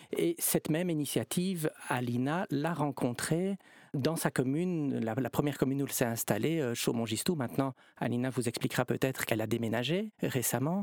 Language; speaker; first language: French; native; French